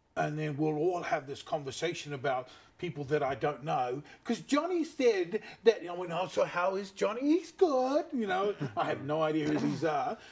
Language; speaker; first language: English; native; English